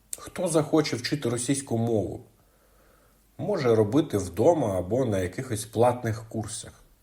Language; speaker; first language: Ukrainian; non-native, local second language; Russian